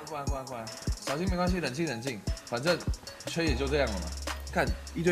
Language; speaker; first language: Chinese; native; Chinese